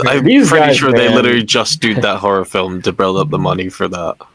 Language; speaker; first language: English; native; English